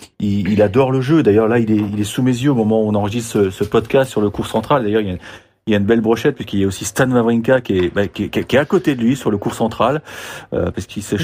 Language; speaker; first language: French; native; French